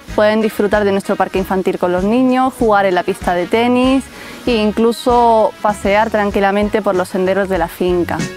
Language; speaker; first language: Spanish; native; Spanish